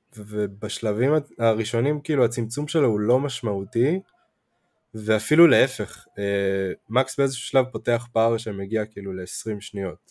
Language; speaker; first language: Hebrew; native; Hebrew